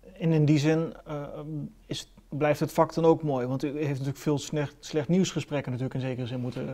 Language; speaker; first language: Dutch; native; Dutch